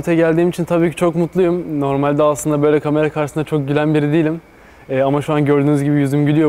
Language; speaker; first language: Turkish; native; Turkish